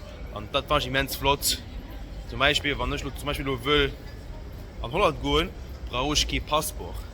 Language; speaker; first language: German; non-native, local second language; Luxembourgish